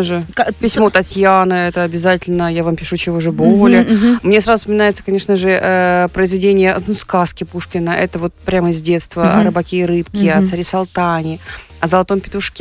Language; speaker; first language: Russian; native; Russian